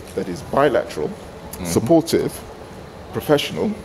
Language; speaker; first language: English; non-native, local second language; Igbo